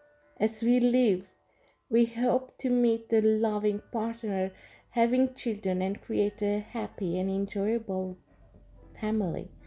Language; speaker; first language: English; non-native, fluent; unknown